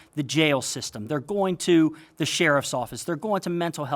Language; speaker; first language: English; native; English